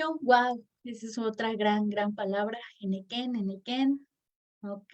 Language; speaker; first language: Spanish; native; Spanish